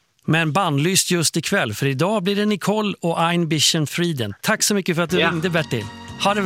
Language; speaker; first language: Swedish; native; Swedish